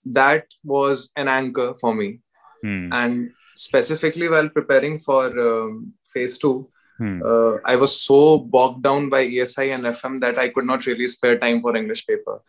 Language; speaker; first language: English; non-native, local second language; Hindi